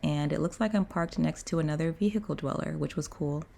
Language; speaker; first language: English; native; English